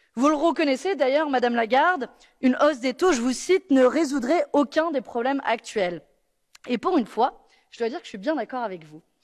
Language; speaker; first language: French; native; French